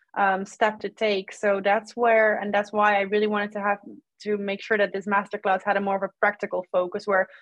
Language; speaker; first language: English; non-native, fluent; Dutch